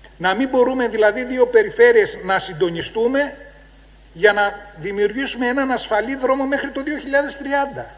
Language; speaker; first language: Greek; native; Greek